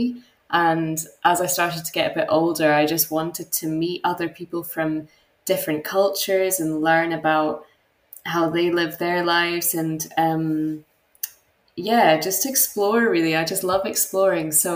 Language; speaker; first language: English; native; English